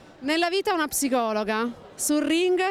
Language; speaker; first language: Italian; native; Italian